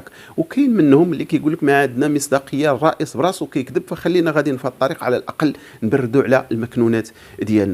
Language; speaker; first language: Arabic; native; Arabic